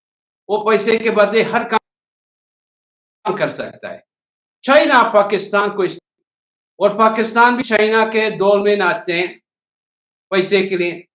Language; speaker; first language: Hindi; non-native, learner; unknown